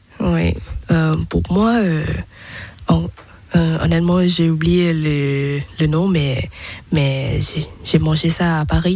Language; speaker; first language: French; non-native, learner; Thai